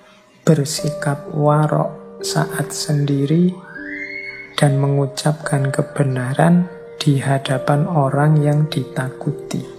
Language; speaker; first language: Indonesian; native; Indonesian